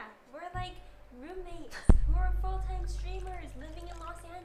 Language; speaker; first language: English; native; English